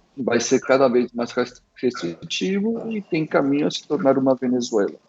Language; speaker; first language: Portuguese; early bilingual, other home language; Spanish